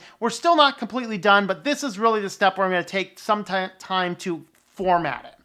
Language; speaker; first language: English; native; English